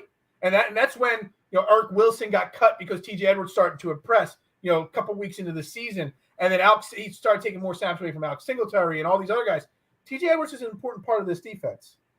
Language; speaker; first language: English; native; English